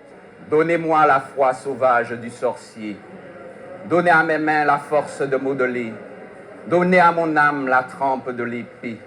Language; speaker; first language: French; native; French